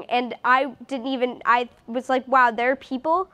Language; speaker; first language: English; native; English